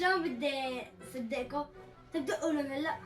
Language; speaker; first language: Arabic; native; Arabic